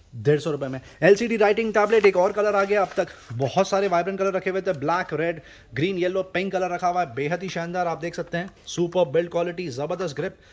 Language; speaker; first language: Hindi; native; Hindi